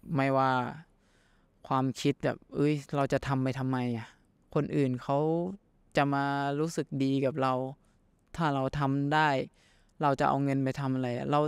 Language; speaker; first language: Thai; native; Thai